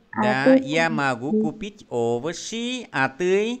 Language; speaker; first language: Russian; non-native, fluent; Vietnamese